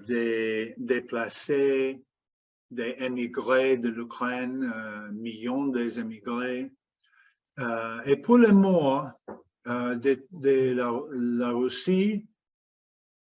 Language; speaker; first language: French; non-native, fluent; English